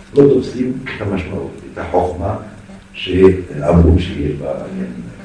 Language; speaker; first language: Hebrew; non-native, fluent; French